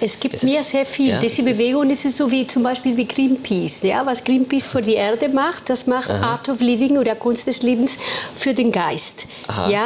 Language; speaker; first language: German; non-native, fluent; Spanish